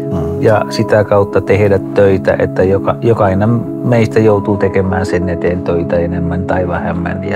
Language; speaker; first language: Finnish; non-native, fluent; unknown